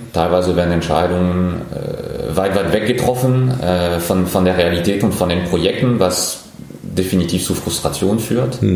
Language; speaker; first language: German; non-native, fluent; French